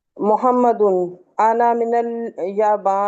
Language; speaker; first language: Arabic; non-native, learner; Urdu